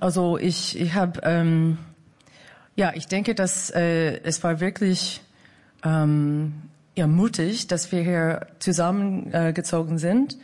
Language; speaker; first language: German; non-native, fluent; English